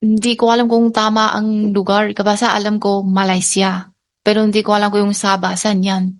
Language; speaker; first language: Filipino; non-native, learner; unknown